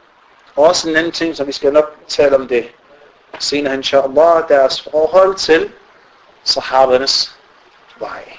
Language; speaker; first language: Danish; non-native, fluent; Arabic